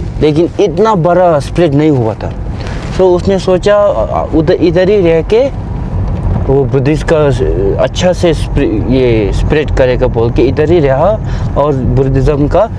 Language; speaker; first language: Hindi; non-native, fluent; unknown